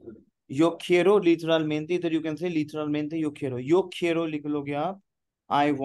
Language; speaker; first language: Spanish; non-native, fluent; Hindi